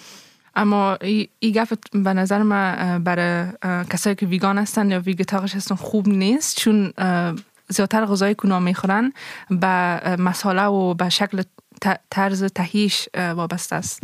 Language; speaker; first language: German; non-native, fluent; Persian